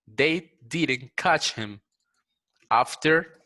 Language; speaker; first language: English; non-native, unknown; Spanish